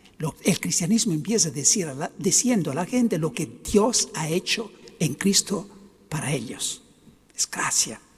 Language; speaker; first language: Spanish; non-native, fluent; Italian